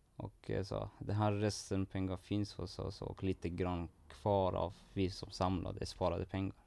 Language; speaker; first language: Swedish; non-native, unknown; Persian